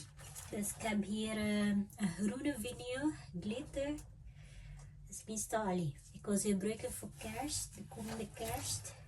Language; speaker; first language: Dutch; non-native, fluent; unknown